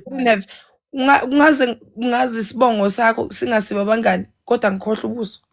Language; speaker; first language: Zulu; native; Zulu